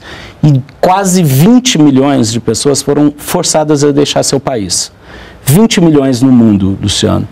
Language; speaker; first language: Portuguese; native; Portuguese